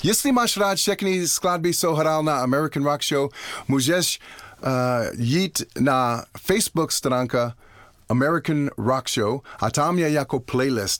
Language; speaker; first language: Czech; non-native, learner; English